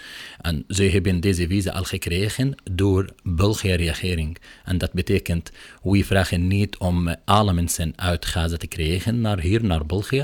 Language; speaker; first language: Dutch; non-native, learner; Arabic